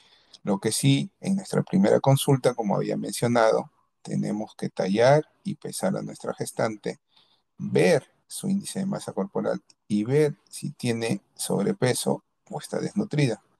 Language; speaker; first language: Spanish; native; Spanish